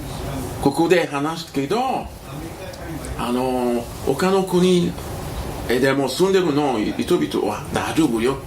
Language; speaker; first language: Japanese; non-native, learner; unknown